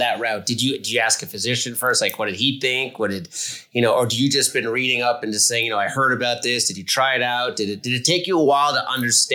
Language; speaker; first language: English; native; English